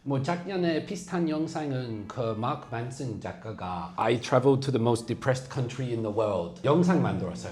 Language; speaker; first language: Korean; non-native, fluent; English